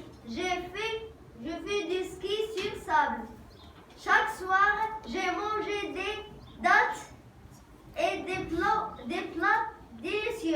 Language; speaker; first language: French; non-native, learner; Arabic